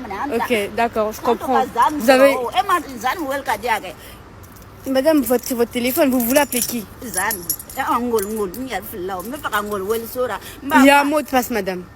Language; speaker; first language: French; native; French